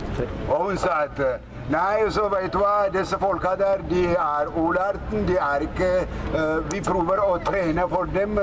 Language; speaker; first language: Norwegian; non-native, fluent; Oromo